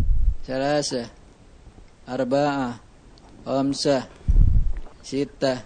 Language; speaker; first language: Arabic; non-native, learner; Indonesian